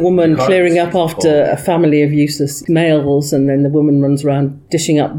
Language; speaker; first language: English; native; English